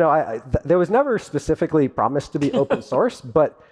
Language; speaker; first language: English; native; English